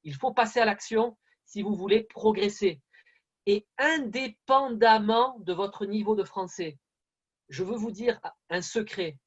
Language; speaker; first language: French; native; French